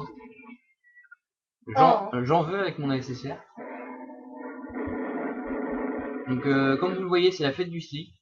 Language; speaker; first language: French; native; French